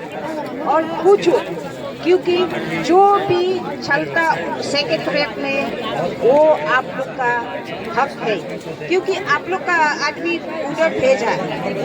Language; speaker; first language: Hindi; non-native, local second language; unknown